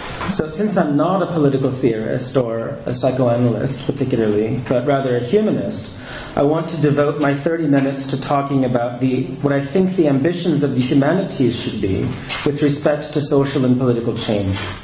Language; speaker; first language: English; native; English